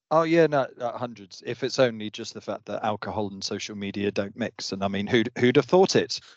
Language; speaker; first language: English; native; English